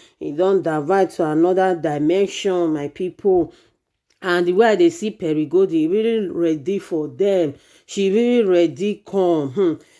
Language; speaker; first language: Nigerian Pidgin; native; Nigerian Pidgin